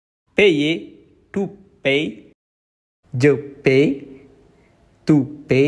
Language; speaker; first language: French; non-native, fluent; Indonesian